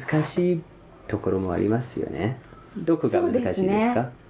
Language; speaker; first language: Japanese; non-native, fluent; English